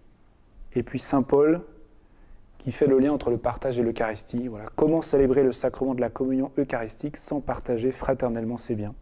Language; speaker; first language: French; native; French